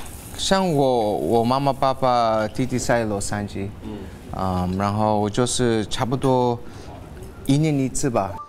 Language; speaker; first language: Chinese; early bilingual, heritage; Chinese